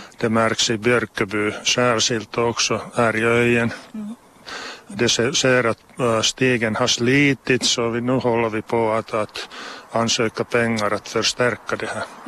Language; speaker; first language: Swedish; non-native, local second language; Finnish